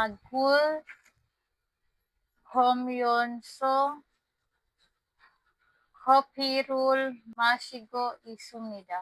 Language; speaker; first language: Korean; non-native, learner; Filipino